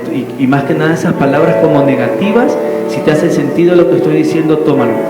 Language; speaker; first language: Spanish; native; Spanish